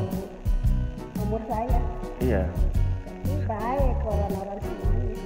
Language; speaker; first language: Indonesian; non-native, learner; Amharic